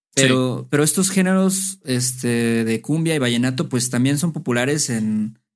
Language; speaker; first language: Spanish; native; Spanish